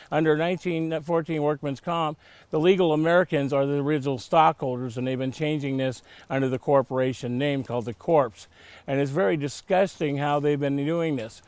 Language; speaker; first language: English; native; English